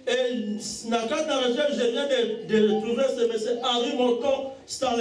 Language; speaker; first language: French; non-native, local second language; Lingala